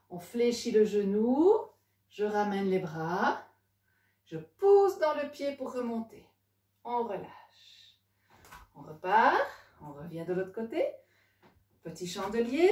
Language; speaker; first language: French; native; French